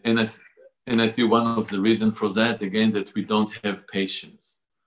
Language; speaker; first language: English; non-native, fluent; Hebrew